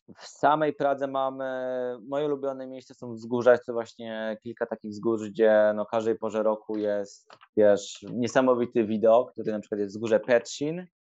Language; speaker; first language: Polish; native; Polish